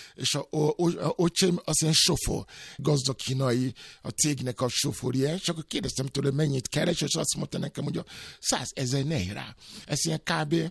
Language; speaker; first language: Hungarian; non-native, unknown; Yoruba